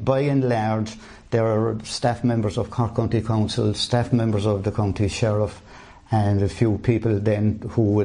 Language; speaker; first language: English; native; English